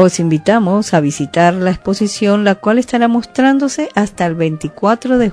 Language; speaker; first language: Spanish; native; Spanish